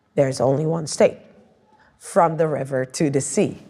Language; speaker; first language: English; non-native, fluent; Arabic